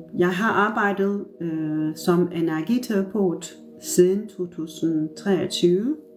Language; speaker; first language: Danish; non-native, fluent; Turkish